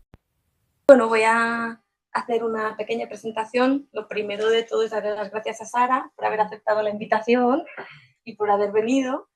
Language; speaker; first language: Spanish; non-native, fluent; Italian